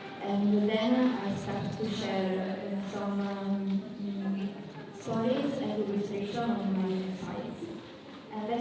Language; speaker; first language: English; non-native, learner; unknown